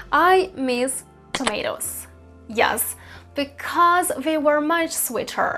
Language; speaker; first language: English; non-native, fluent; Russian